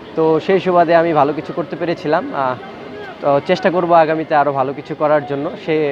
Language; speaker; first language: Bangla; native; Bangla